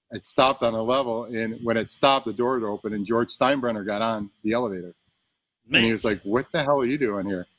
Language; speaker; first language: English; native; English